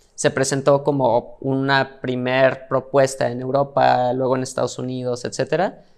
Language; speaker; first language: Spanish; native; Spanish